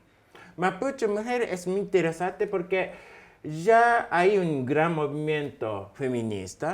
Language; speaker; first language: Spanish; non-native, fluent; Japanese